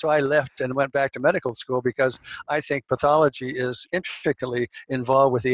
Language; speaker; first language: English; native; English